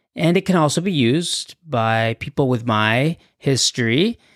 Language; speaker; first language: English; non-native, fluent; Spanish